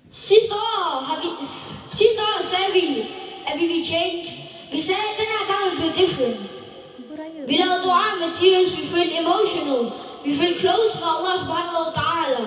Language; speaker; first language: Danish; non-native, learner; Malay